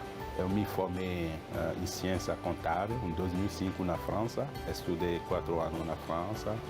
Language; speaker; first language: Portuguese; non-native, fluent; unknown